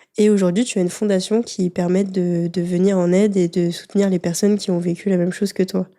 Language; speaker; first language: French; native; French